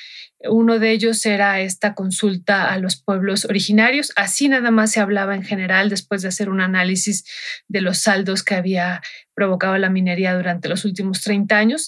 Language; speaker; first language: Spanish; native; Spanish